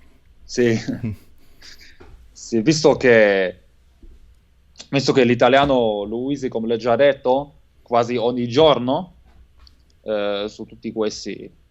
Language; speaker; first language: Italian; non-native, fluent; German